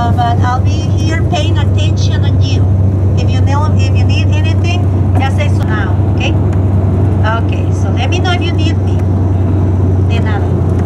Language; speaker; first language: English; non-native, fluent; Spanish